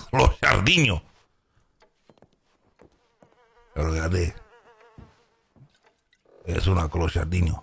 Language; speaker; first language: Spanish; non-native, learner; French